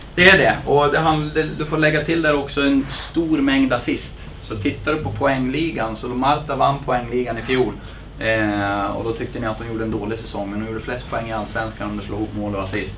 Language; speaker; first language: Swedish; native; Swedish